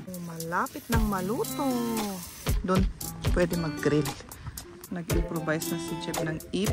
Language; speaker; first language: Filipino; native; Filipino